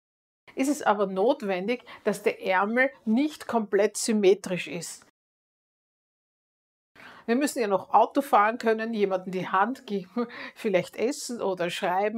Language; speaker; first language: German; native; German